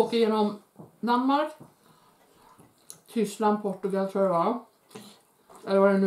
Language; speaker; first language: Swedish; native; Swedish